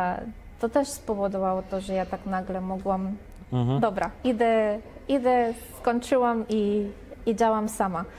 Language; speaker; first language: Polish; non-native, fluent; Russian